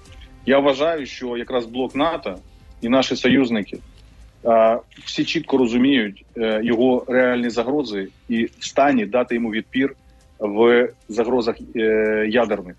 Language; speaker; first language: Ukrainian; native; Ukrainian